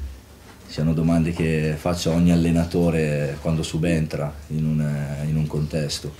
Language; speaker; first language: Italian; native; Italian